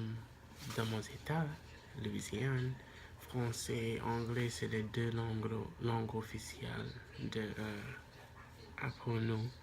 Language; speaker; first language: French; non-native, local second language; English